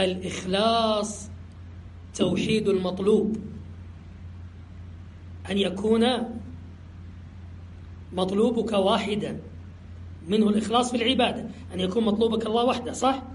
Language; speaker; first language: Arabic; native; Arabic